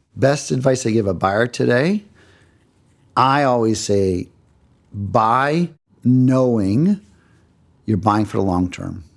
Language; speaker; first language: English; native; English